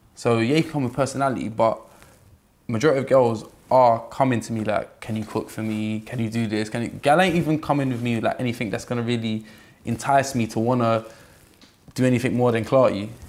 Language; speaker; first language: English; native; English